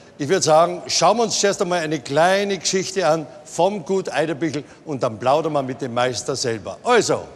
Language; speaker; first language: German; native; German